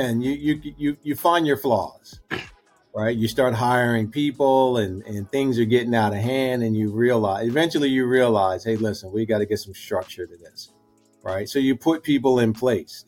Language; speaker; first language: English; native; English